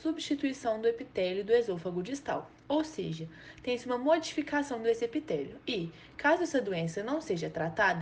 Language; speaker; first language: Portuguese; native; Portuguese